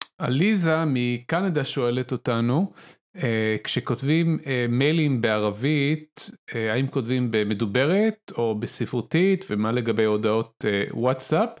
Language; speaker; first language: Hebrew; non-native, local second language; Arabic